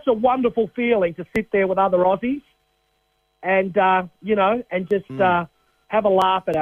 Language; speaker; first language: English; native; English